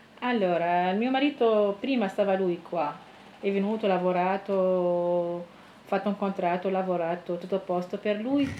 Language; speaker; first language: Italian; non-native, learner; Arabic